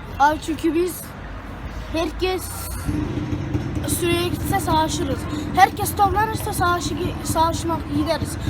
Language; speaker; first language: Turkish; non-native, learner; Arabic